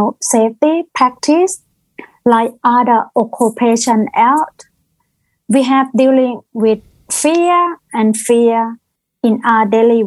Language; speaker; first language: English; non-native, learner; Thai